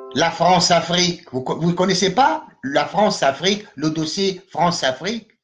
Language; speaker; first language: French; non-native, local second language; Arabic